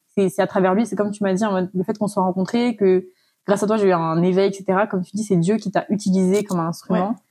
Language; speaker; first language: French; non-native, local second language; Malagasy